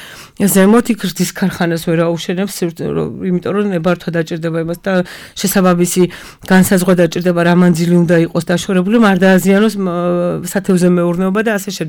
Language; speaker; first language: Georgian; native; Georgian